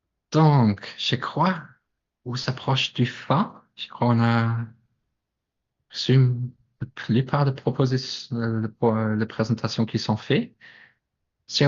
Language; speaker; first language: French; non-native, fluent; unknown